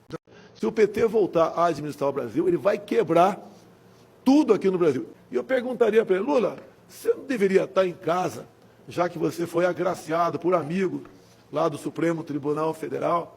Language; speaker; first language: Portuguese; native; Portuguese